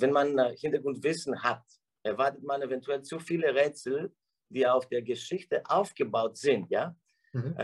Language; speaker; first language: German; non-native, fluent; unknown